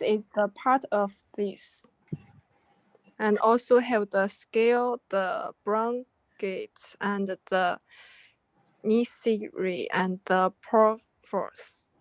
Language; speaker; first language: English; non-native, learner; Chinese